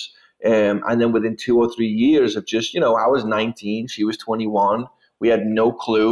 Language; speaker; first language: English; native; English